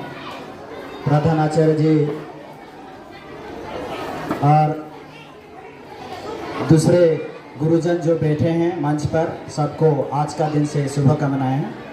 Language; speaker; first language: Hindi; non-native, local second language; Odia